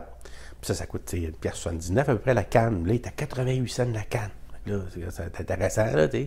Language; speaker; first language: French; native; French